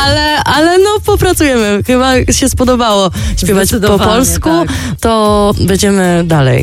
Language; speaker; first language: Polish; early bilingual, heritage; English